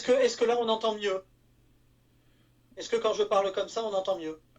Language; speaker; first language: French; native; French